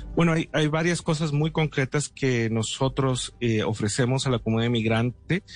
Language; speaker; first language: Spanish; early bilingual, heritage; Spanish